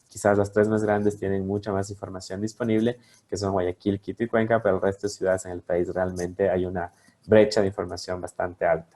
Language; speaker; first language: Spanish; native; Spanish